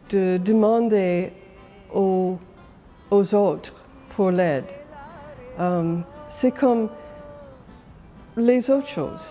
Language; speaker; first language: French; non-native, local second language; English